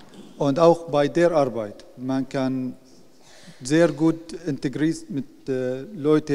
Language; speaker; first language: German; non-native, learner; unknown